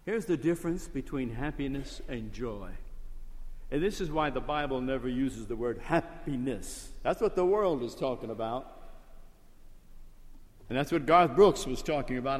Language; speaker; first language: English; native; English